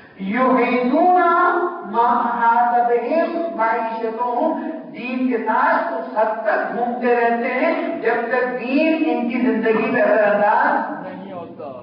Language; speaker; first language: Urdu; non-native, local second language; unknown